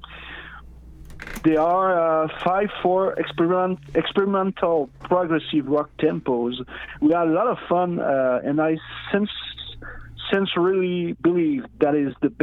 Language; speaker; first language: English; non-native, fluent; Innu-aimun